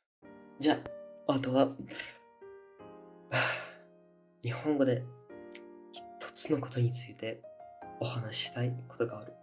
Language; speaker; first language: Japanese; non-native, fluent; English